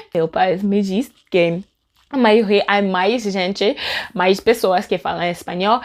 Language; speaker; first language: Portuguese; non-native, learner; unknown